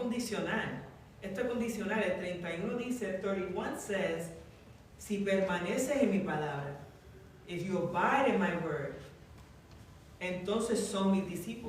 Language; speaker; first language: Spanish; early bilingual, heritage; English